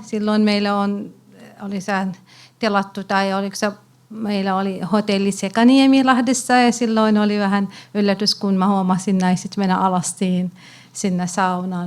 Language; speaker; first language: Finnish; non-native, learner; Arabic